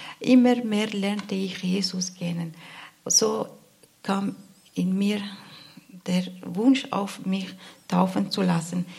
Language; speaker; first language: German; non-native, learner; Arabic